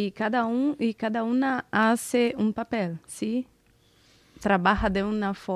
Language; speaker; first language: Spanish; non-native, fluent; Portuguese